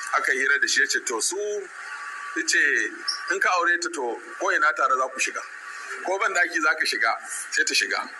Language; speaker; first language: Hausa; native; Hausa